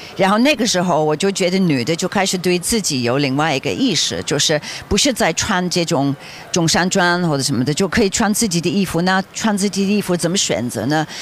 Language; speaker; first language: Chinese; non-native, fluent; English